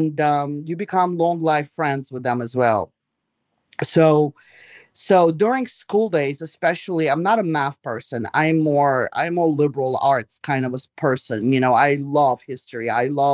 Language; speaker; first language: English; non-native, fluent; Russian